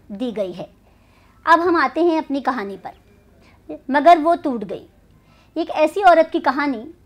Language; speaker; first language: Hindi; non-native, local second language; Urdu